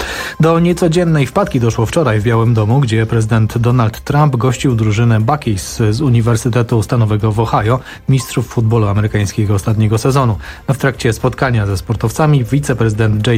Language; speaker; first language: Polish; native; Polish